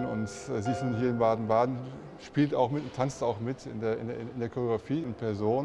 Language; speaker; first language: German; native; German